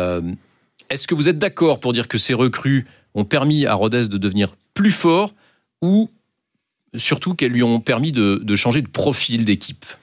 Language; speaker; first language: French; native; French